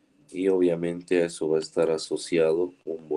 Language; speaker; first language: Spanish; native; Spanish